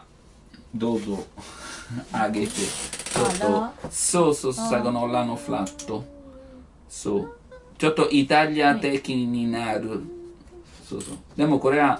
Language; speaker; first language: Japanese; non-native, learner; Italian